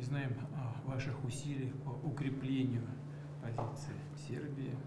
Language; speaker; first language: Russian; native; Russian